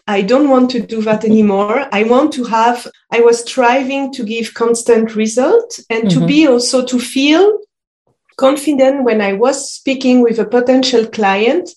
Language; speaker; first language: English; non-native, fluent; French